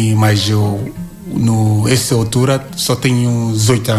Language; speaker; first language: Portuguese; non-native, learner; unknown